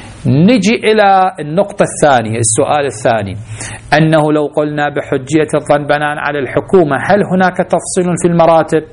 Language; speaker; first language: Arabic; native; Arabic